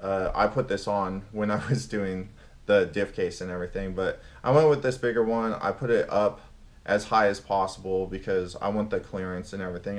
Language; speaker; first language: English; native; English